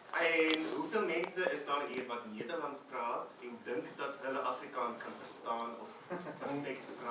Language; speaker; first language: Afrikaans; non-native, fluent; English